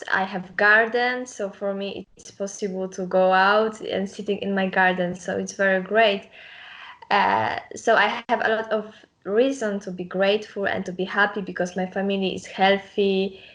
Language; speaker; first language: English; non-native, learner; Polish